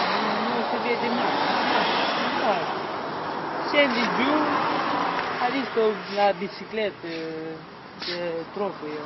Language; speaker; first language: Italian; non-native, learner; Romanian